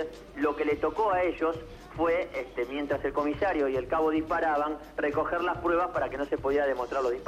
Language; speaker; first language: Spanish; native; Spanish